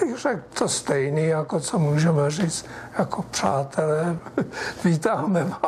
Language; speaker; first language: Czech; early bilingual, heritage; Czech